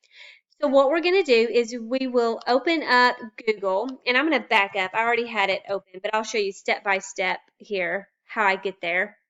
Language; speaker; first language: English; native; English